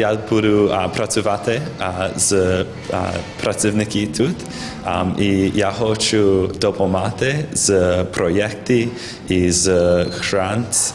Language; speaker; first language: Ukrainian; non-native, learner; English